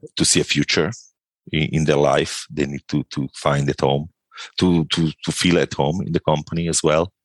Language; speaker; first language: English; non-native, fluent; Italian